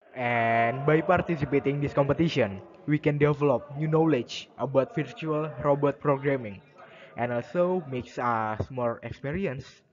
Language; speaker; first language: English; non-native, learner; Indonesian